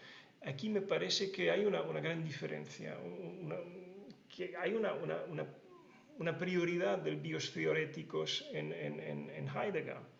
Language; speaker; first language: Spanish; non-native, fluent; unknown